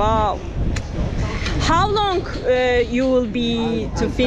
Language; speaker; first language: English; non-native, learner; Turkish